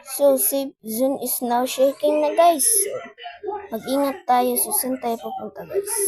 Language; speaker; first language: Filipino; non-native, local second language; Cebuano